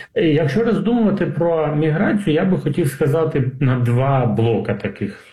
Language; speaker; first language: Ukrainian; non-native, local second language; Russian